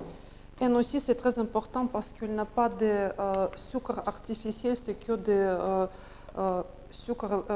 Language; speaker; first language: French; non-native, learner; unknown